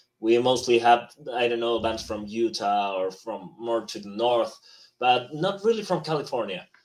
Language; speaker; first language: English; non-native, fluent; Spanish